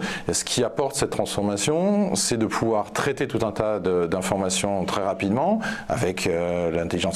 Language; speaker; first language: French; native; French